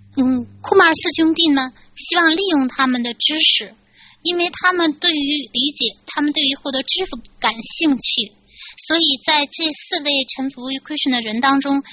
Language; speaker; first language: Chinese; native; Chinese